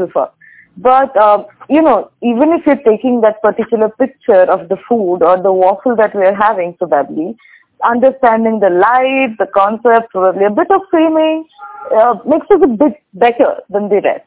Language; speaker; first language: English; non-native, local second language; Bangla